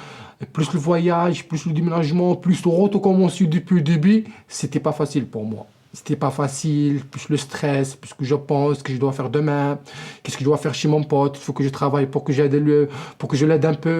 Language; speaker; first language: French; non-native, local second language; Arabic